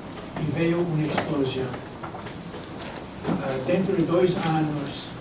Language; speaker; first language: Portuguese; non-native, fluent; Spanish